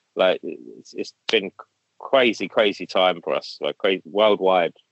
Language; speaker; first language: English; native; English